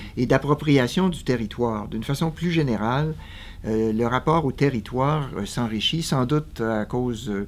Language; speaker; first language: French; native; French